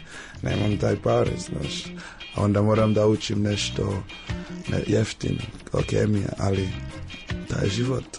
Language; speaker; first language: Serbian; non-native, learner; English